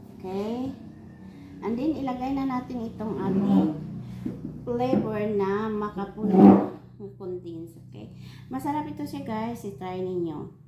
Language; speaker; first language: Filipino; non-native, local second language; Cebuano